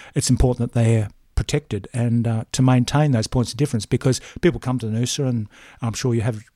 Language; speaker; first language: English; native; English